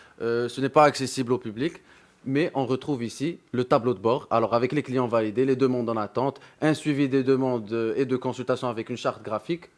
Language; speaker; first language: French; non-native, local second language; Arabic